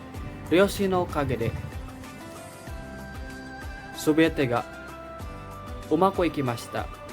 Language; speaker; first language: Japanese; non-native, learner; Indonesian